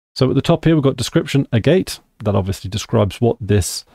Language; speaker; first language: English; native; English